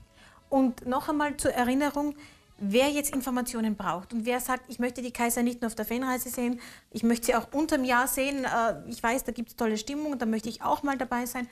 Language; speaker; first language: German; native; German